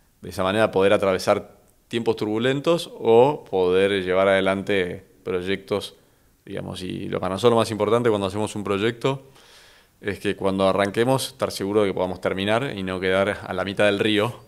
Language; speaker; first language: Spanish; native; Spanish